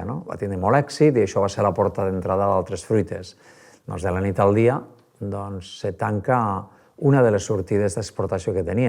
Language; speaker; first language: Catalan; native; Catalan